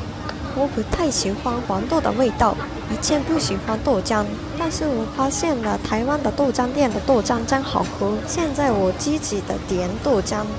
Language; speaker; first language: Chinese; non-native, learner; Japanese